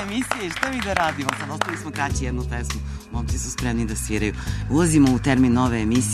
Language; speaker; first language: Serbian; native; Serbian